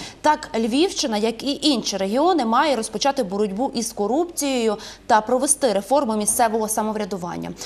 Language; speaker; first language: Ukrainian; native; Ukrainian